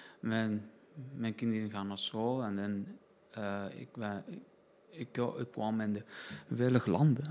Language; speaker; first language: Dutch; non-native, learner; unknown